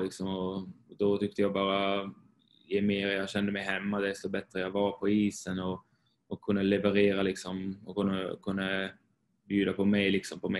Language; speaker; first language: Swedish; non-native, fluent; Swiss German